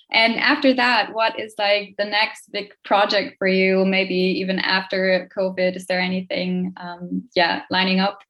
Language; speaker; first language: English; non-native, fluent; German